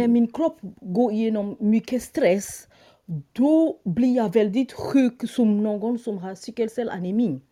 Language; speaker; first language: Swedish; non-native, fluent; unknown